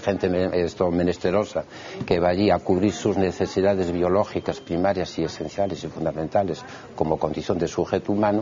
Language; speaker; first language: Spanish; native; Spanish